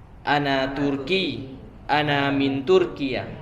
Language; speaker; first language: Arabic; non-native, fluent; Indonesian